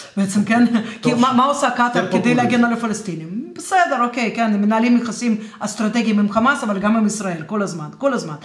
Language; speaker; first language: Hebrew; non-native, fluent; Russian